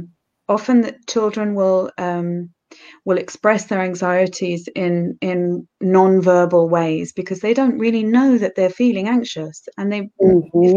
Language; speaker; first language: English; native; English